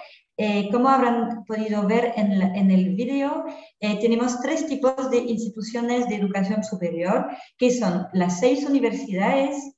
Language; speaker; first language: Spanish; non-native, fluent; French